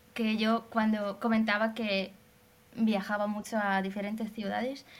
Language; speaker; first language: Spanish; non-native, fluent; Hungarian